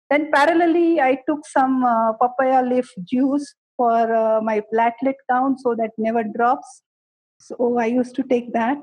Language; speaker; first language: English; non-native, local second language; Kannada